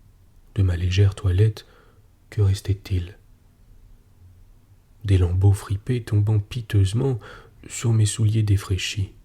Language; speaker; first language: French; native; French